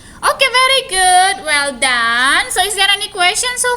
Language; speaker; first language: English; non-native, fluent; Indonesian